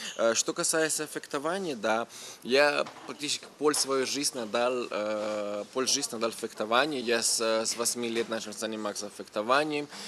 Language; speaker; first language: Russian; non-native, fluent; Spanish